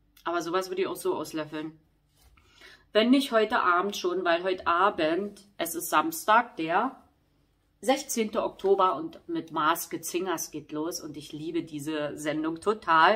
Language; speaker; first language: German; native; German